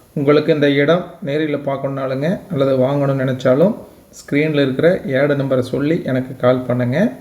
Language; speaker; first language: Tamil; native; Tamil